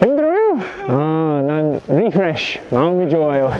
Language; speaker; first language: Korean; non-native, learner; English